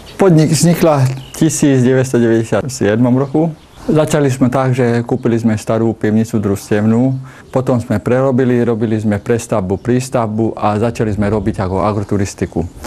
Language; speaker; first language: Slovak; non-native, local second language; Hungarian